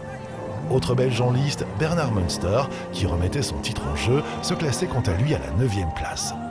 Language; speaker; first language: French; native; French